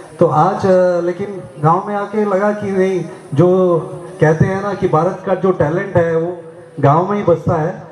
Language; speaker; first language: Hindi; non-native, local second language; Dogri